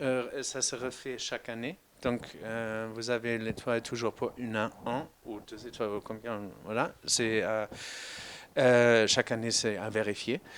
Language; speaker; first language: French; non-native, fluent; German